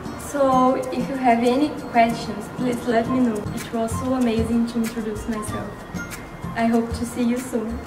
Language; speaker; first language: English; non-native, learner; Portuguese